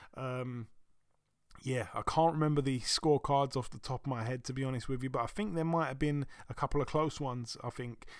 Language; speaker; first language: English; native; English